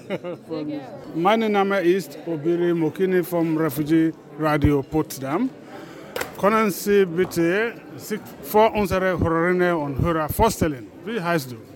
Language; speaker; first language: German; non-native, fluent; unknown